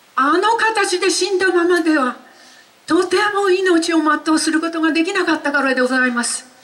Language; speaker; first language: Japanese; native; Japanese